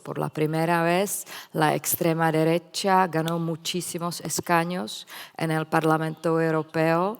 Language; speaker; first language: Spanish; non-native, fluent; Czech